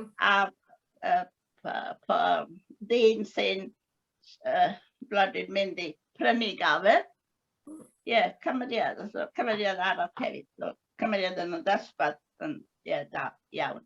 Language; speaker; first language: Welsh; non-native, learner; English